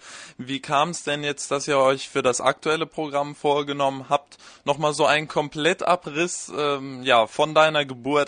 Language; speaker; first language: German; native; German